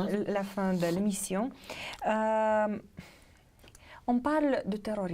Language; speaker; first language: French; non-native, fluent; Romanian